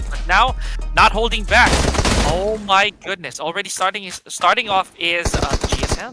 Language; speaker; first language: English; non-native, local second language; Filipino